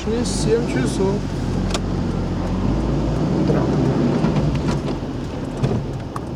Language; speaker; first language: Russian; native; Russian